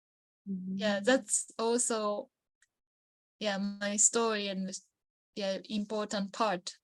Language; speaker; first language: English; non-native, learner; Japanese